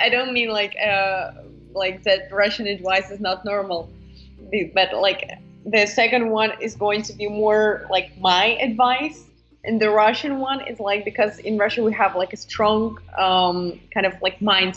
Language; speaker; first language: English; non-native, fluent; Russian